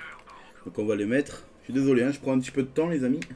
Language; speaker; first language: French; native; French